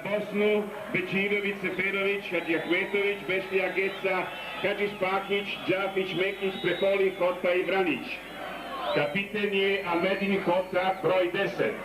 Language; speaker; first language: Bosnian; native; Bosnian